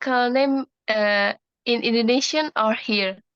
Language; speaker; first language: English; non-native, learner; Indonesian